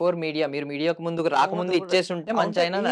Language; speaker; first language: Telugu; native; Telugu